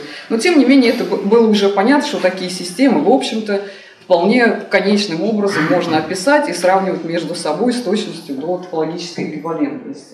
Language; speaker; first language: Russian; native; Russian